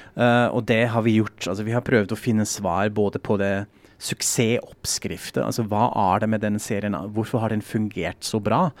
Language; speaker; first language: Norwegian; non-native, fluent; German